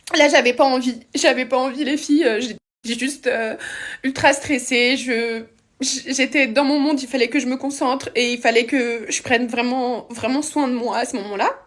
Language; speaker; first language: French; native; French